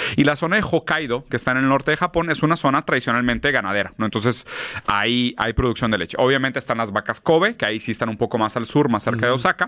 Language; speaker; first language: Spanish; native; Spanish